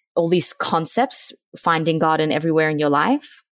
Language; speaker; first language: English; native; English